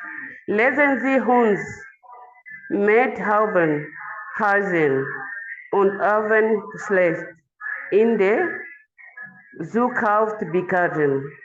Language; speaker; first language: German; non-native, learner; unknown